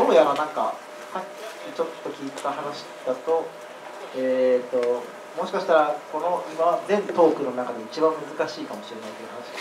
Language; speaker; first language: Japanese; native; Japanese